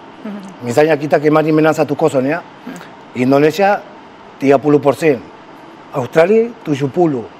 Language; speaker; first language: Indonesian; non-native, fluent; Spanish